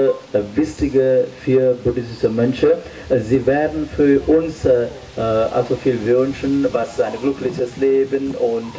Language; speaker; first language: German; non-native, fluent; Sinhala